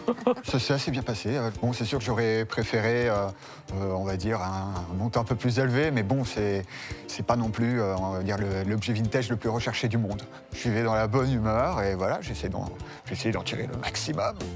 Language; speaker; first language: French; native; French